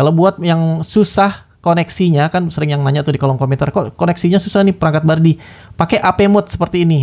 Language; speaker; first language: Indonesian; native; Indonesian